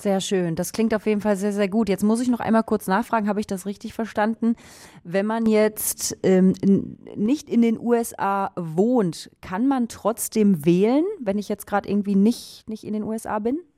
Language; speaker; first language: German; native; German